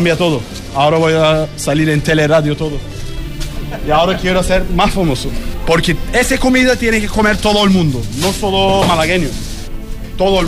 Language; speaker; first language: Spanish; non-native, fluent; Turkish